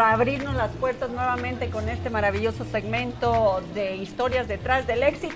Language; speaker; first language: Spanish; native; Spanish